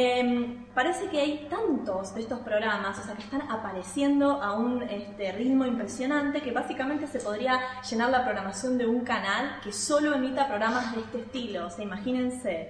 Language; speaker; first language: Spanish; native; Spanish